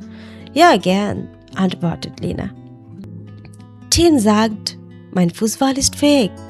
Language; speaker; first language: German; non-native, learner; Bangla